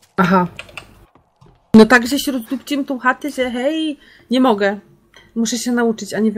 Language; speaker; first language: Polish; native; Polish